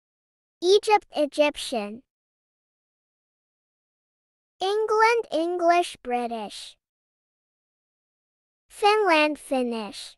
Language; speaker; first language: English; non-native, fluent; Turkish